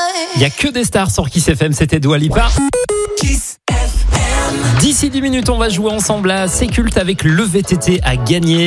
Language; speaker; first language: French; native; French